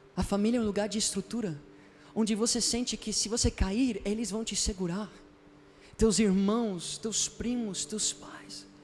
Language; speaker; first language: Portuguese; non-native, fluent; Spanish